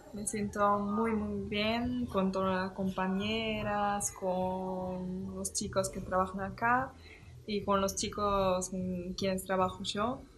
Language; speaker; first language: Spanish; non-native, fluent; German